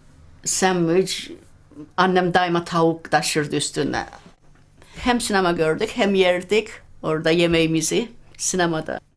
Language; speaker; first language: Turkish; early bilingual, heritage; Turkish